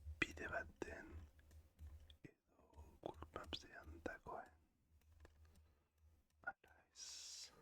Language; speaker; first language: Basque; non-native, learner; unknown